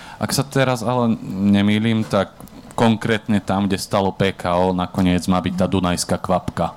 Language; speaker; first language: Slovak; native; Slovak